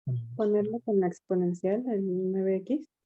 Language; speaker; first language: Spanish; native; Spanish